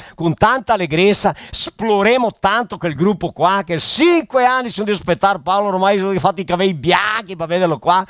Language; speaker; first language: Italian; early bilingual, heritage; Italian